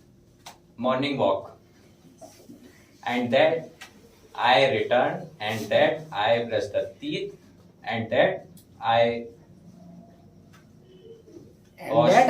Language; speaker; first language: English; non-native, learner; Hindi